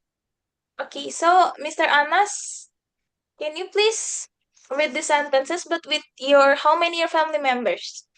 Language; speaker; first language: English; non-native, fluent; Indonesian